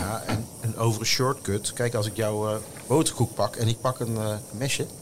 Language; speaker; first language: Dutch; native; Dutch